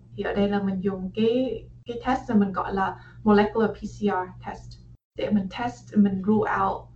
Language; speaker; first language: Vietnamese; early bilingual, heritage; Vietnamese